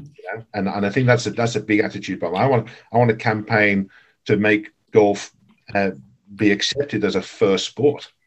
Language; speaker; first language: English; native; English